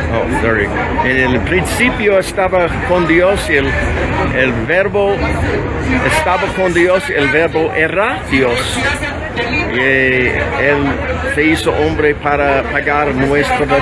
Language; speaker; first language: Spanish; non-native, learner; English